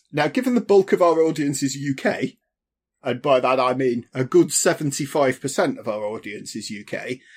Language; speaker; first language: English; native; English